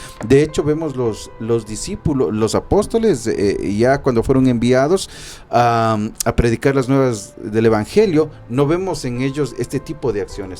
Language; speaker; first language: Spanish; native; Spanish